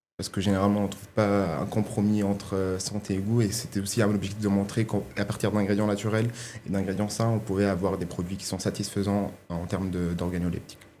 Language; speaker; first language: French; non-native, local second language; Arabic